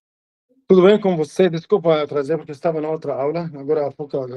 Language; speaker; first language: Portuguese; non-native, fluent; Arabic